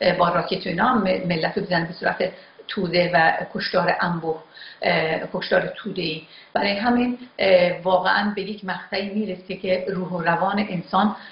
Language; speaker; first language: Persian; non-native, local second language; Azerbaijani